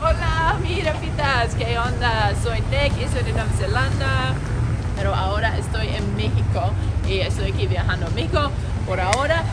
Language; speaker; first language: Spanish; non-native, learner; English